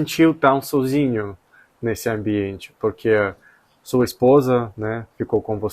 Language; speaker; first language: Portuguese; non-native, fluent; Russian